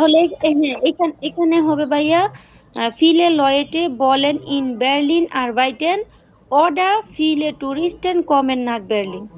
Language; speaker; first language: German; non-native, learner; Bangla